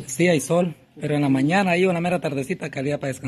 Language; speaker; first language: Spanish; native; Spanish